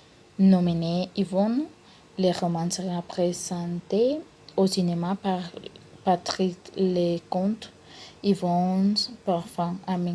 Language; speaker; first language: French; non-native, learner; Spanish